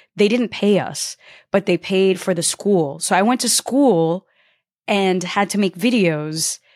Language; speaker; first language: English; early bilingual, other home language; Portuguese